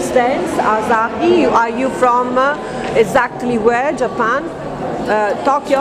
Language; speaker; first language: English; non-native, fluent; Italian